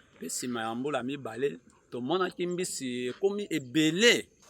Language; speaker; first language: Lingala; native; Lingala